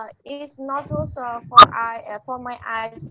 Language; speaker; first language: English; non-native, learner; Vietnamese